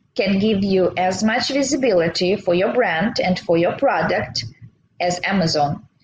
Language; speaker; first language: English; non-native, fluent; Russian